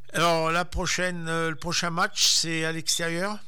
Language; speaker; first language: French; native; French